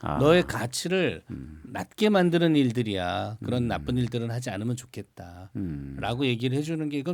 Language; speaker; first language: Korean; native; Korean